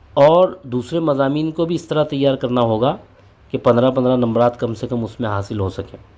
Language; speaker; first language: Urdu; native; Urdu